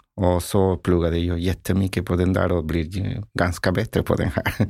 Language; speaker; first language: Swedish; non-native, learner; Spanish